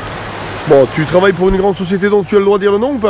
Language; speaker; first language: French; native; French